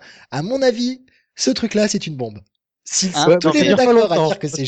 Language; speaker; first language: French; native; French